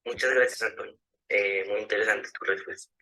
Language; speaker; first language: Spanish; native; Spanish